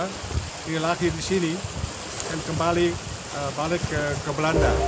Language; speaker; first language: Indonesian; non-native, learner; Dutch